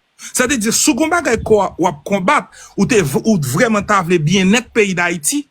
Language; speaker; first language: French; non-native, local second language; Haitian Creole